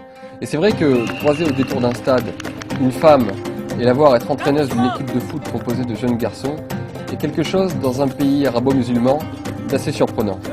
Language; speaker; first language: French; native; French